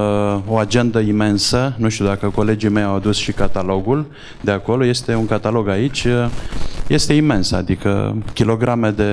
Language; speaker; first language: Romanian; native; Romanian